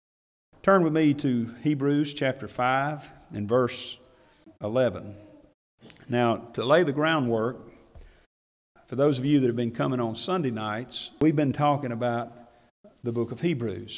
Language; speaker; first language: English; native; English